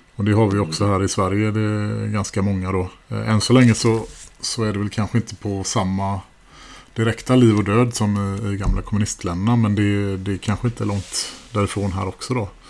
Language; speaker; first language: Swedish; native; Swedish